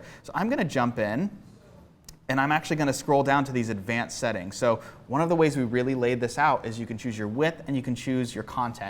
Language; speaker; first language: English; native; English